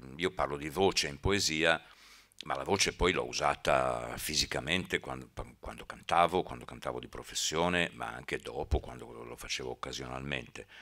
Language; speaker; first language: Italian; native; Italian